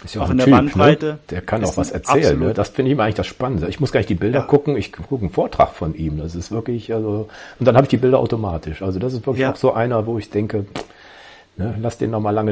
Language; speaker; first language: German; native; German